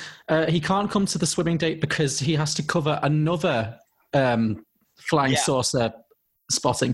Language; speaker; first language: English; native; English